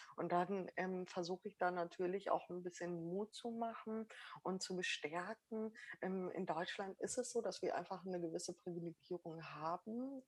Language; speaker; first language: German; early bilingual, other home language; Arabic